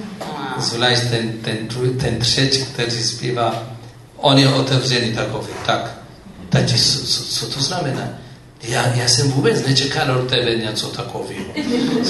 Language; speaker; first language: Czech; non-native, fluent; Amharic